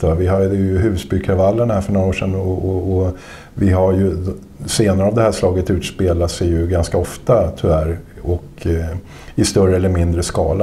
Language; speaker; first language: Swedish; native; Swedish